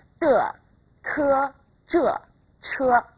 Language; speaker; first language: Chinese; non-native, fluent; English